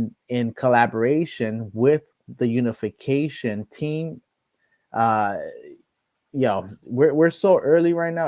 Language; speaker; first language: English; native; English